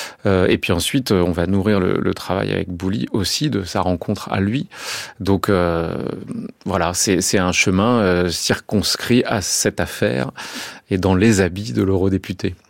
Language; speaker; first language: French; native; French